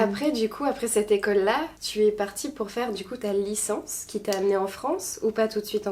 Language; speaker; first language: French; native; French